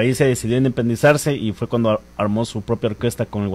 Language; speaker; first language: Spanish; native; Spanish